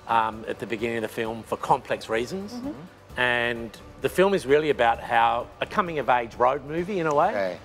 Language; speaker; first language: English; native; English